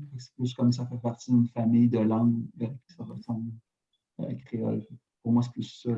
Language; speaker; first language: French; native; French